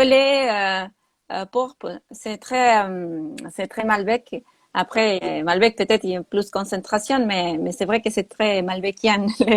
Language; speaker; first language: French; non-native, fluent; Spanish